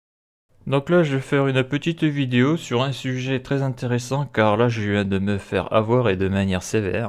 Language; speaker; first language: French; native; French